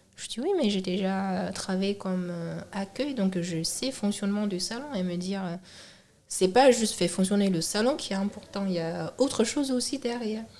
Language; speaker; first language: French; non-native, fluent; Chinese